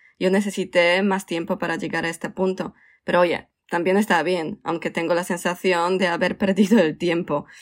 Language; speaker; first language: Spanish; non-native, fluent; Polish